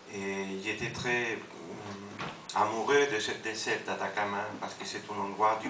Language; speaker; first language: French; non-native, fluent; Spanish